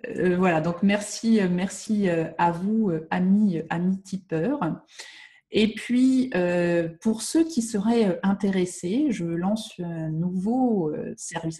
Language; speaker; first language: French; native; French